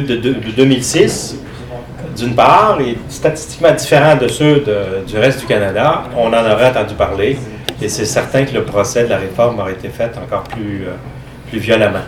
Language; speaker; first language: French; native; French